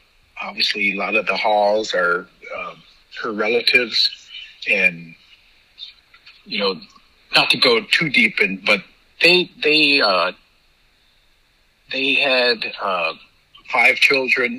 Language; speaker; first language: English; native; English